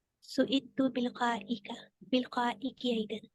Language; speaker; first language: Arabic; non-native, learner; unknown